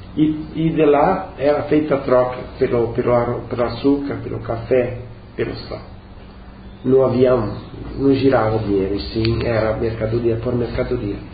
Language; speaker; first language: Portuguese; non-native, local second language; Venetian